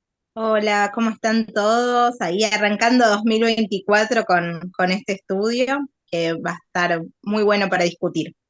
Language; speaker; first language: Spanish; native; Spanish